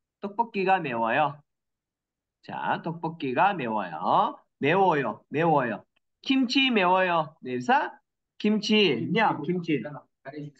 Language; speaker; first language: Korean; non-native, learner; Kyrgyz